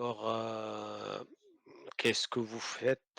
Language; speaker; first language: French; non-native, learner; Arabic